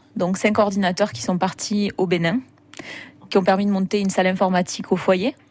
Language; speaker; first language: French; native; French